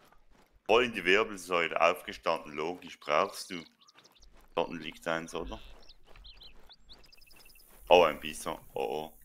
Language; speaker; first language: German; native; German